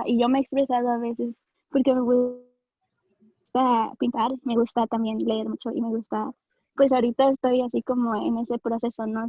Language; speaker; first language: Spanish; early bilingual, heritage; Spanish